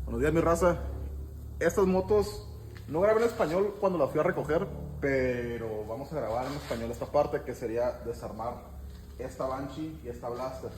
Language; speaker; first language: Spanish; early bilingual, heritage; Spanish